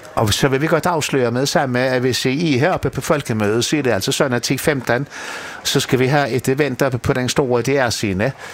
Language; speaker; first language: Danish; native; Danish